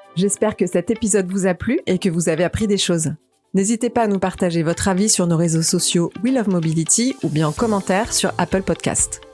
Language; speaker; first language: French; native; French